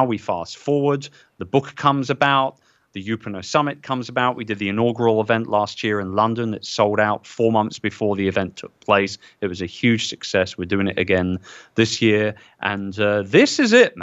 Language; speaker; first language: English; native; English